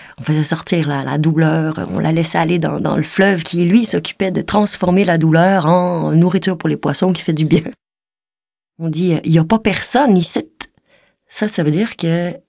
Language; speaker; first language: French; native; French